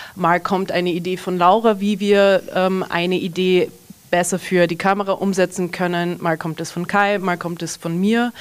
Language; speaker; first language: German; early bilingual, heritage; English